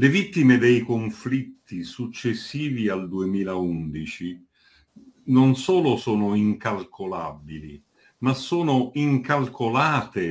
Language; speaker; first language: Italian; native; Italian